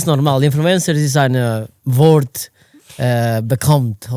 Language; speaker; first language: German; non-native, learner; Portuguese